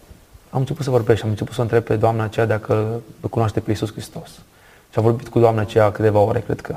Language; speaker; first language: Romanian; native; Romanian